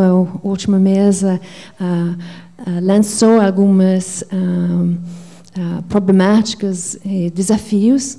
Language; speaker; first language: Portuguese; non-native, fluent; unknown